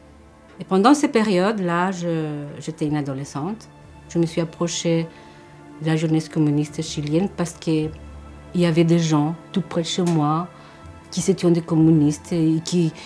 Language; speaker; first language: French; non-native, fluent; Spanish